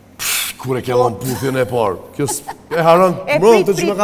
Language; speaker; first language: Albanian; native; Albanian